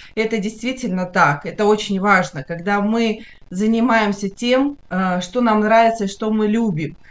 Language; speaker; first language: Russian; native; Russian